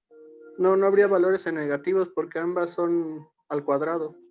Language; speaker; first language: Spanish; native; Spanish